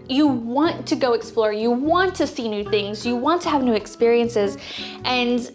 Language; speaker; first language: English; native; English